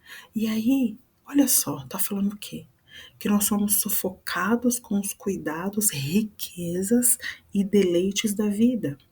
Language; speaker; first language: Portuguese; native; Portuguese